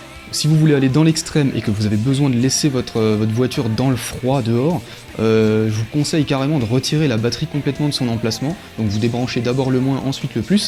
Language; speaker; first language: French; native; French